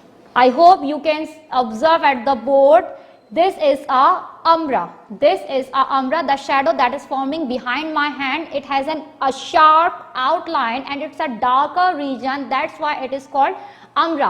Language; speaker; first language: English; non-native, local second language; Urdu